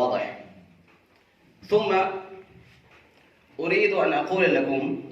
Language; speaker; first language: Arabic; non-native, fluent; Urdu